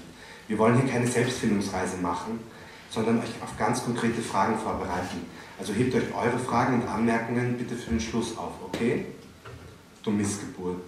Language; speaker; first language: German; native; German